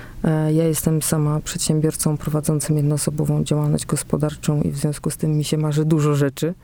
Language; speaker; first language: Polish; native; Polish